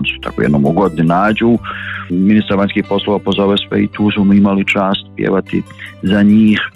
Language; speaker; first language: Bosnian; early bilingual, heritage; Croatian